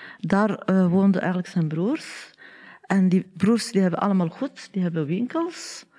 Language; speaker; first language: Dutch; non-native, learner; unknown